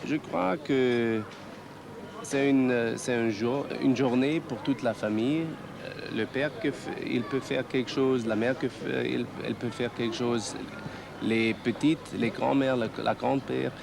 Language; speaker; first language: French; non-native, learner; German